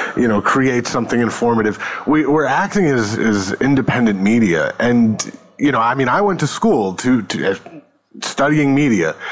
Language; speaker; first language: English; native; English